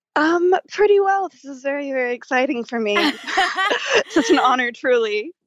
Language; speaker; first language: English; native; English